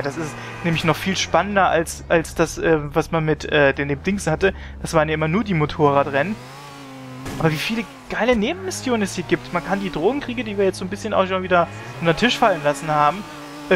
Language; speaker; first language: German; native; German